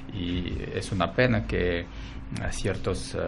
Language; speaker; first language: Spanish; non-native, fluent; Russian